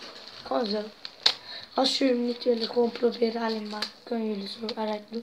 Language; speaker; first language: Dutch; non-native, local second language; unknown